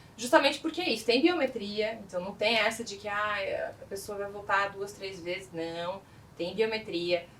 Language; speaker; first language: Portuguese; native; Portuguese